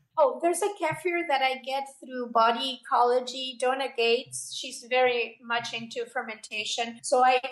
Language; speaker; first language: English; non-native, fluent; Spanish